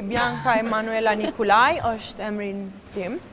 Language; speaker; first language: Albanian; early bilingual, heritage; Albanian